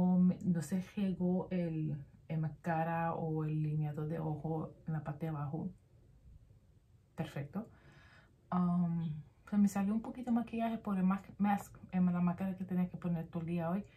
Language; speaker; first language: Spanish; early bilingual, heritage; Spanish